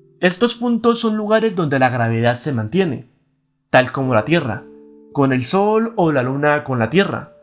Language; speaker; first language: Spanish; native; Spanish